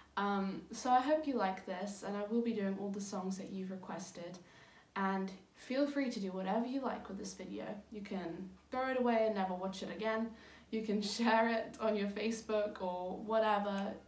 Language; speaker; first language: English; native; English